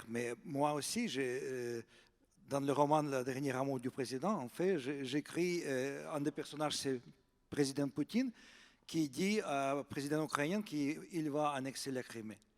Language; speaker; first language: French; non-native, fluent; Russian